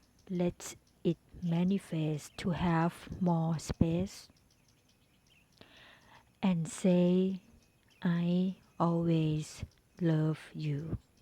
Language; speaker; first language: English; non-native, learner; Thai